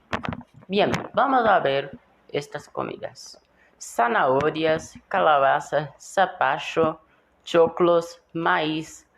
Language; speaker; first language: Spanish; non-native, learner; Portuguese